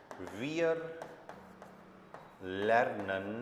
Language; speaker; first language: German; non-native, fluent; Hindi